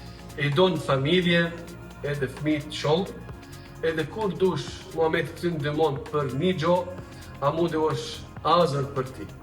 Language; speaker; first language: Albanian; early bilingual, heritage; Albanian